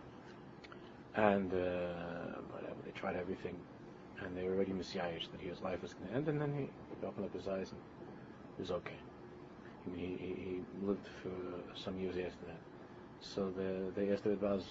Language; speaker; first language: English; native; English